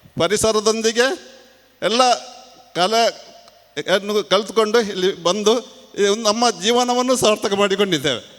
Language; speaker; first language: Kannada; non-native, local second language; Tulu